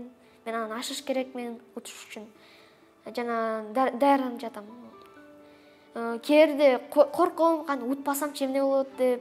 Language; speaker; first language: Kyrgyz; non-native, local second language; Russian